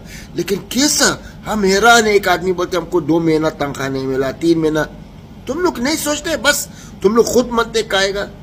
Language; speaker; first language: Hindi; non-native, fluent; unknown